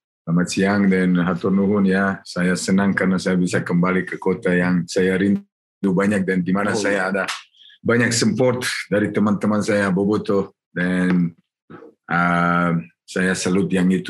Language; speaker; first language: Indonesian; non-native, learner; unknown